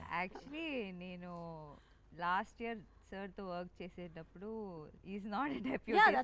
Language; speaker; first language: Telugu; non-native, learner; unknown